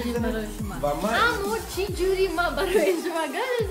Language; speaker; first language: Persian; non-native, learner; Romanian